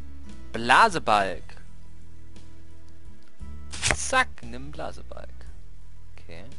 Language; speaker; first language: German; native; German